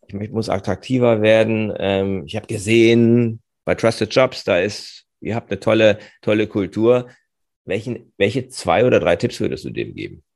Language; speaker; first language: German; native; German